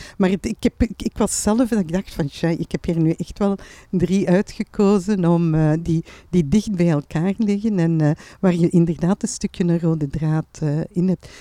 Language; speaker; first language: Dutch; native; Dutch